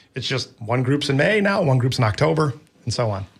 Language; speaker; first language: English; native; English